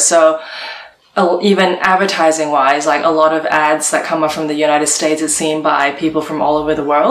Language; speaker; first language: English; non-native, local second language; Cantonese